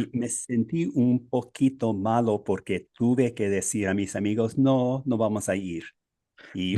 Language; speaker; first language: Spanish; non-native, fluent; English